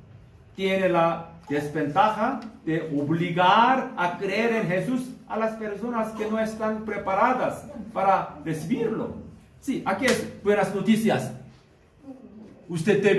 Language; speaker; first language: Spanish; non-native, learner; Korean